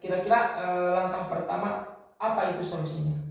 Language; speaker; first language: Indonesian; native; Indonesian